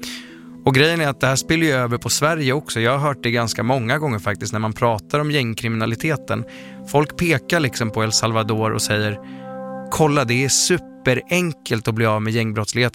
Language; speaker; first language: Swedish; native; Swedish